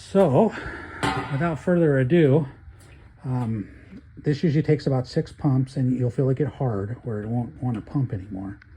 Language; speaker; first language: English; native; English